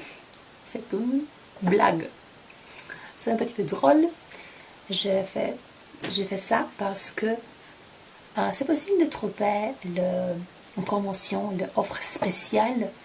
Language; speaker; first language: French; non-native, fluent; Polish